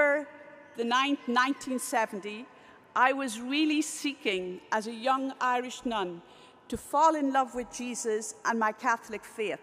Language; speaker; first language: English; native; English